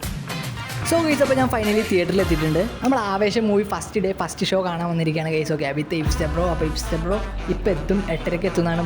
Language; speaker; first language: Malayalam; native; Malayalam